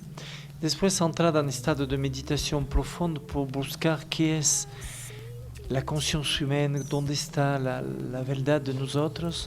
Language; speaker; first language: Spanish; non-native, learner; French